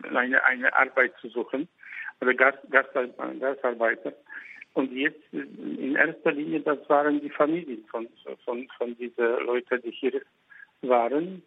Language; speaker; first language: German; non-native, fluent; Polish